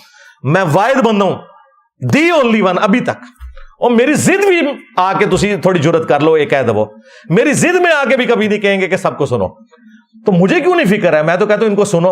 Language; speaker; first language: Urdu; non-native, local second language; Punjabi